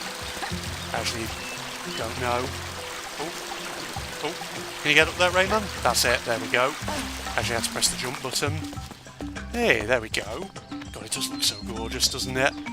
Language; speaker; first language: English; native; English